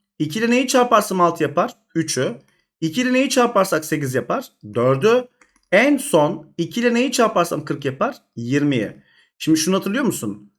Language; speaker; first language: Turkish; native; Turkish